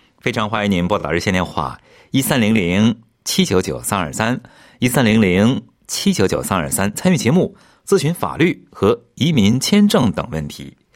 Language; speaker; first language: Chinese; native; Chinese